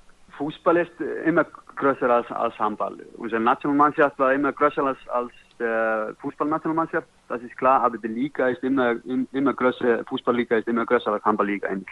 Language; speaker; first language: German; non-native, learner; Icelandic